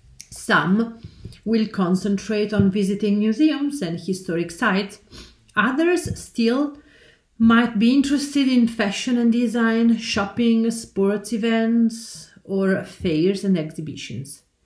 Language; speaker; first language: English; non-native, fluent; Italian